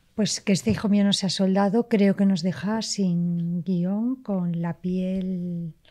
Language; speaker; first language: Spanish; native; Spanish